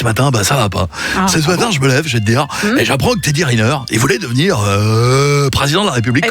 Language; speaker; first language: French; native; French